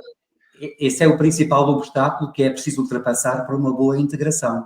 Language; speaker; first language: Portuguese; native; Portuguese